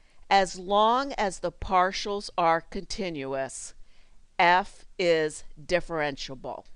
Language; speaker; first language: English; native; English